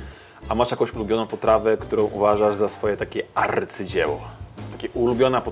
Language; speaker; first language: Polish; native; Polish